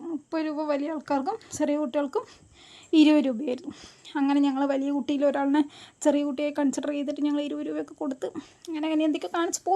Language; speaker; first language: Malayalam; native; Malayalam